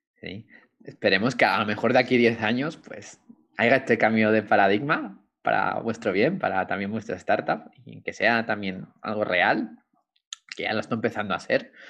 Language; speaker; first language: Spanish; native; Spanish